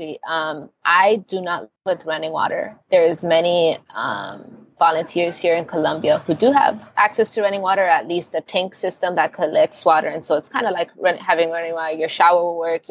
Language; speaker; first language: English; early bilingual, other home language; Spanish